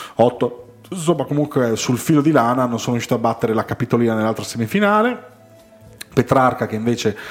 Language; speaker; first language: Italian; native; Italian